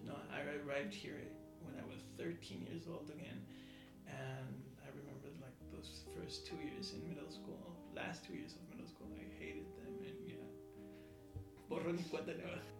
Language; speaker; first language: English; early bilingual, other home language; Spanish